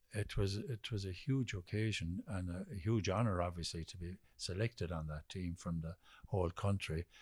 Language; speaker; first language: English; native; English